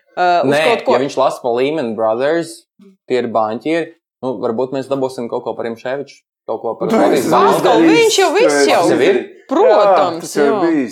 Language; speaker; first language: Latvian; native; Latvian